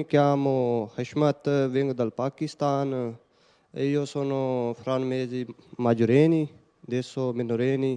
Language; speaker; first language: Italian; non-native, learner; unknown